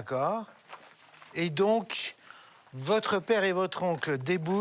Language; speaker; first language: French; native; French